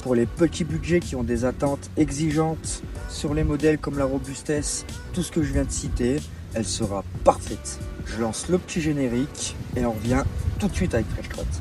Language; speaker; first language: French; native; French